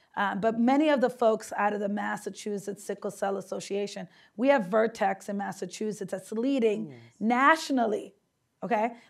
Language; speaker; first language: English; native; English